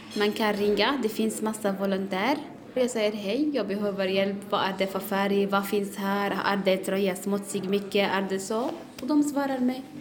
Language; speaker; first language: Swedish; non-native, learner; Arabic